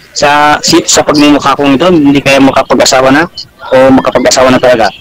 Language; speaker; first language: Filipino; non-native, local second language; Iloko